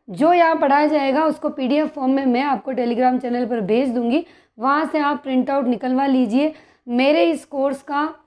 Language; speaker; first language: Hindi; native; Hindi